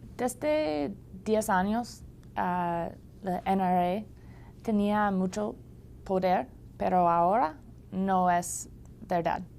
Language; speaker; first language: Spanish; non-native, learner; English